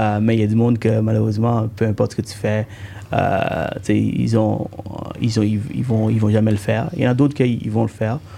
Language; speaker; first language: French; early bilingual, other home language; Tamil